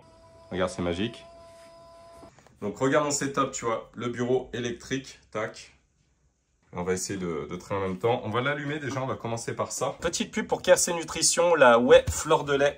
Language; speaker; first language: French; native; French